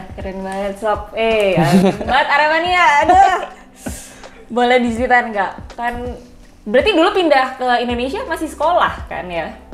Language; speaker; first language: Indonesian; native; Indonesian